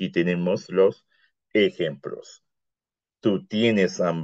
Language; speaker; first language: Spanish; non-native, fluent; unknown